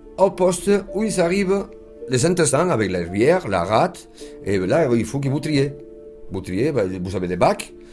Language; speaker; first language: French; non-native, fluent; Spanish